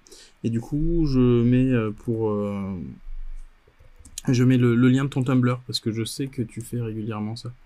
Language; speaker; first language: French; native; French